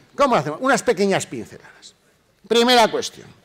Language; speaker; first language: Spanish; native; Spanish